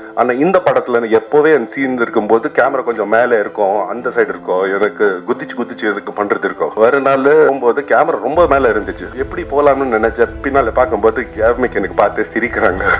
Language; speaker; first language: Tamil; non-native, fluent; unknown